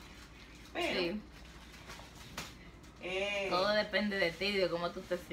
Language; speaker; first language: Spanish; native; Spanish